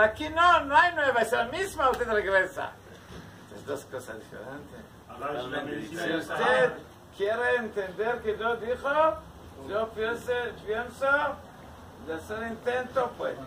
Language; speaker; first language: Spanish; non-native, learner; Hebrew